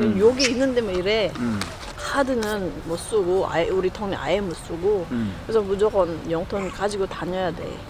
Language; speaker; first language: Korean; non-native, fluent; Filipino